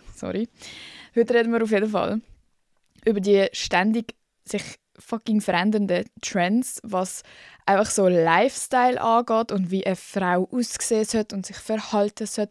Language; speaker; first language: German; native; German